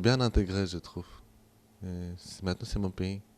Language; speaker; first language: French; non-native, local second language; Kurdish